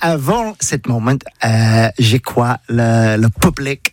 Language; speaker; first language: French; non-native, learner; English